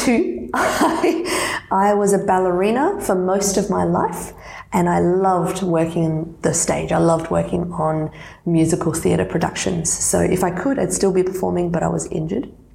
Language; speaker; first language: English; non-native, local second language; Serbian